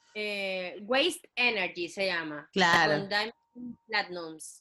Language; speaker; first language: Spanish; native; Spanish